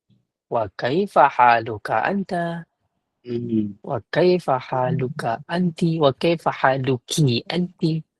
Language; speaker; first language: Arabic; non-native, fluent; Malay